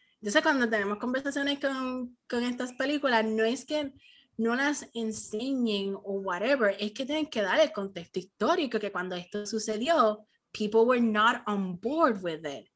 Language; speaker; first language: Spanish; early bilingual, heritage; Spanish